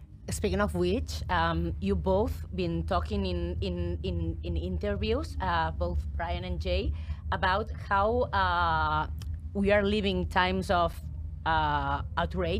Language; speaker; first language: English; non-native, fluent; Spanish